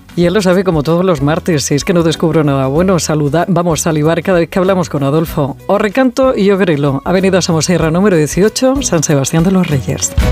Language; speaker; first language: Spanish; native; Spanish